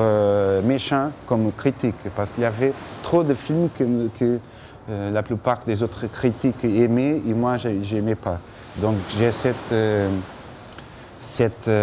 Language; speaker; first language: French; non-native, fluent; Portuguese